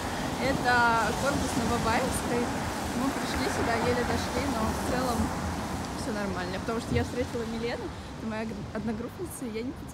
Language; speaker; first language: Russian; native; Russian